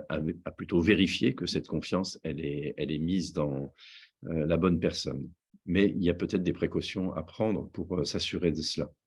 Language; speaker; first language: French; native; French